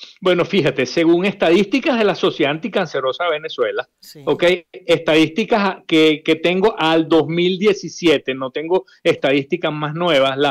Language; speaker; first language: Spanish; native; Spanish